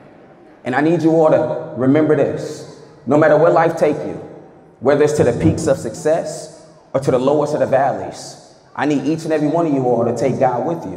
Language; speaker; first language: English; native; English